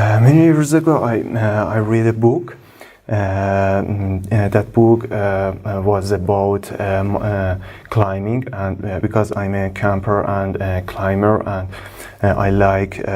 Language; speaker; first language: English; non-native, learner; Persian